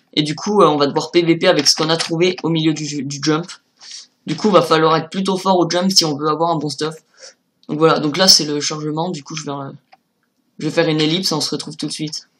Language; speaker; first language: French; native; French